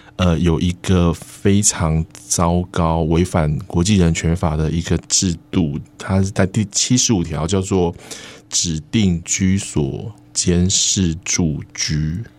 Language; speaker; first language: Chinese; native; Chinese